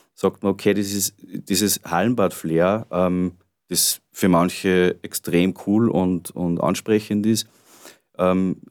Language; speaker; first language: German; native; German